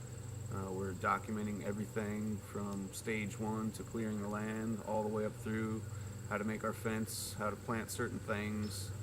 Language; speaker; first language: English; native; English